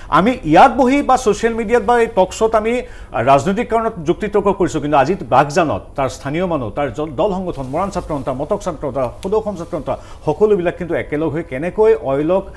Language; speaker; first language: Assamese; native; Assamese